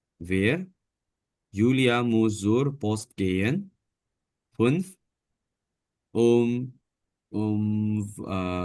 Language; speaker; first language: German; non-native, learner; Indonesian